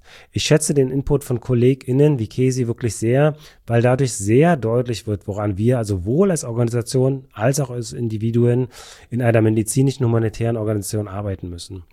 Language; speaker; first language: German; native; German